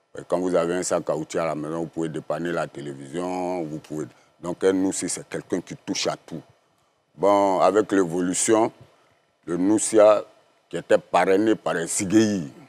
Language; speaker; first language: French; native; French